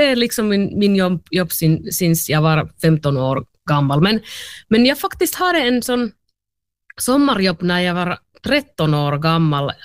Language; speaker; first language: Swedish; non-native, learner; Finnish